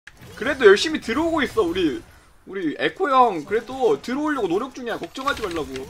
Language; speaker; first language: Korean; native; Korean